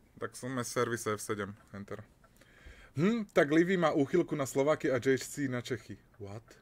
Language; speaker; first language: Slovak; non-native, local second language; Hungarian